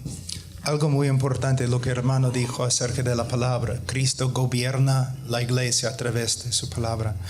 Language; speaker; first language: Spanish; non-native, fluent; English